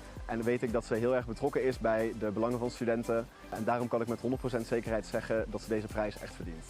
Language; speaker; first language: Dutch; native; Dutch